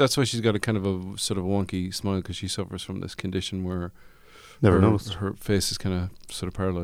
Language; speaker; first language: English; native; English